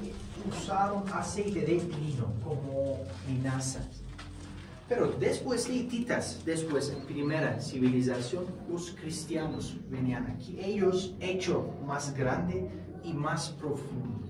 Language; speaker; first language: Spanish; non-native, fluent; Turkish